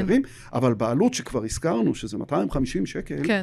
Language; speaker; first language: Hebrew; native; Hebrew